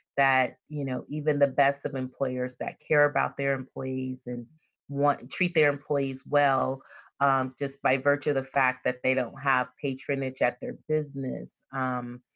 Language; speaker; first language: English; native; English